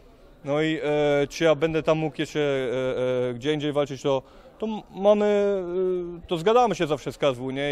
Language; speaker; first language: Polish; early bilingual, heritage; Polish